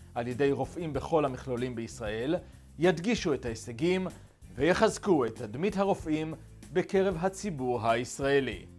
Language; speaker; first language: Hebrew; native; Hebrew